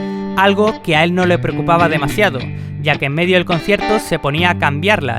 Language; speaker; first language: Spanish; native; Spanish